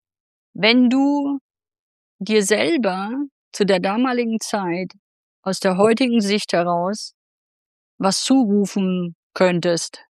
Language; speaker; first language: German; native; German